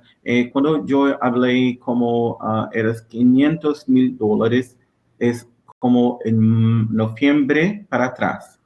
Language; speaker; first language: Spanish; non-native, learner; Portuguese